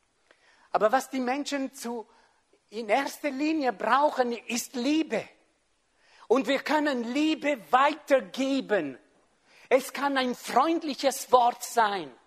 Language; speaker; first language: German; non-native, fluent; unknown